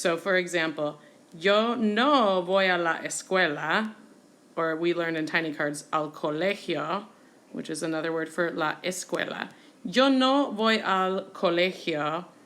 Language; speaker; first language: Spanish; non-native, fluent; English